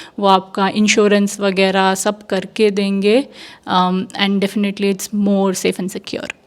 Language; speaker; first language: Hindi; native; Hindi